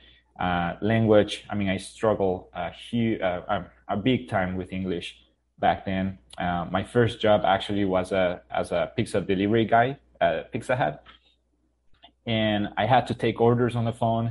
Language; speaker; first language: English; non-native, fluent; Spanish